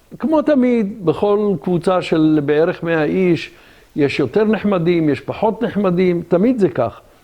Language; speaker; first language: Hebrew; early bilingual, other home language; Arabic